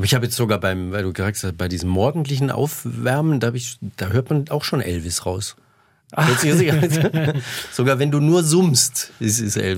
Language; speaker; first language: German; native; German